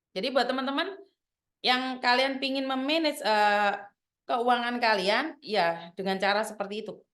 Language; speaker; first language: Indonesian; non-native, local second language; Javanese